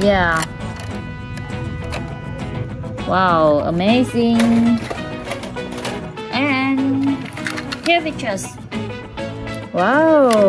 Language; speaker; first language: English; non-native, learner; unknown